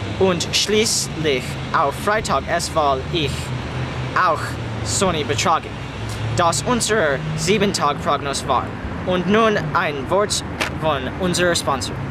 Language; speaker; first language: German; non-native, learner; English